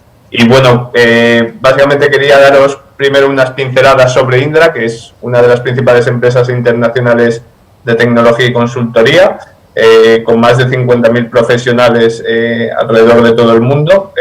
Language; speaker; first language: Spanish; native; Spanish